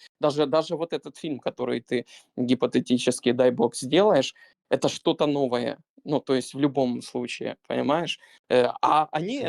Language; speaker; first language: Russian; native; Russian